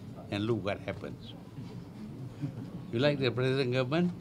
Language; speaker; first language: English; non-native, local second language; Malay